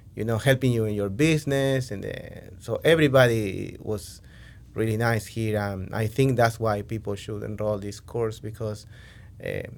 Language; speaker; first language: English; non-native, learner; Spanish